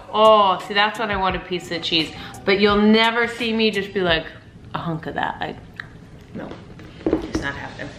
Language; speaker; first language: English; native; English